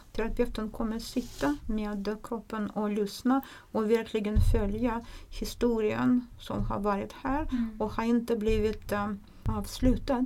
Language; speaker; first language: Swedish; non-native, fluent; Russian